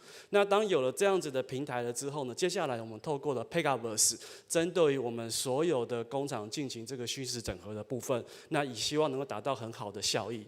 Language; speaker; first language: Chinese; native; Chinese